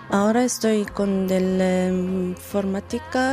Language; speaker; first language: Spanish; non-native, learner; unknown